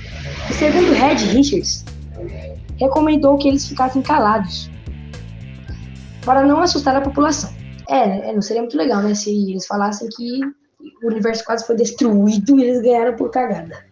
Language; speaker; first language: Portuguese; native; Portuguese